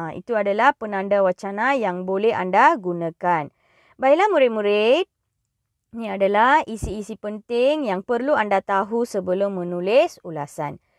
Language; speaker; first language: Malay; non-native, local second language; Tamil